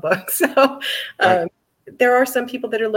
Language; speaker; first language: English; native; English